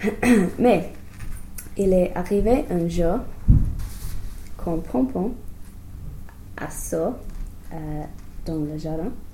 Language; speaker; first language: French; non-native, learner; English